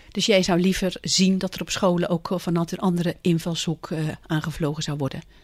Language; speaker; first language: Dutch; native; Dutch